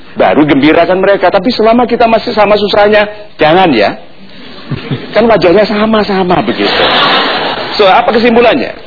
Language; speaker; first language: Indonesian; native; Indonesian